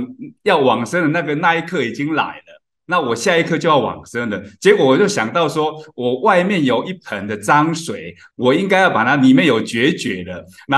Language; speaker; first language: Chinese; native; Chinese